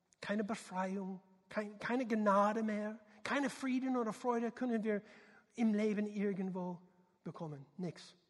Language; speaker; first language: German; non-native, learner; English